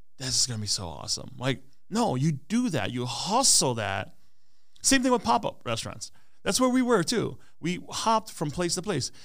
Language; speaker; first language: English; early bilingual, other home language; Hmong